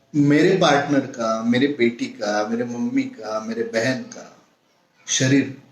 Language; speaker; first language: Hindi; non-native, local second language; Marathi